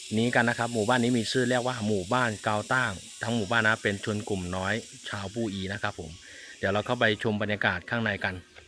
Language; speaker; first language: Thai; native; Thai